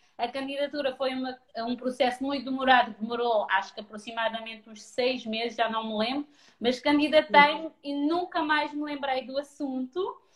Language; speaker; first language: Portuguese; non-native, local second language; Kabuverdianu